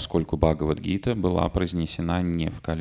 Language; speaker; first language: Russian; native; Russian